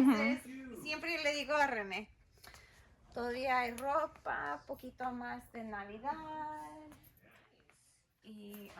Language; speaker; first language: Spanish; early bilingual, heritage; Spanish